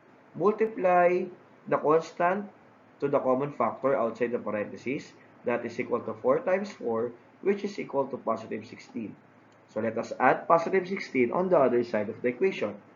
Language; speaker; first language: English; non-native, local second language; Filipino